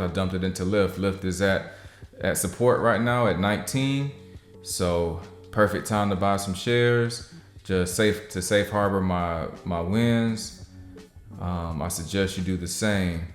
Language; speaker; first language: English; native; English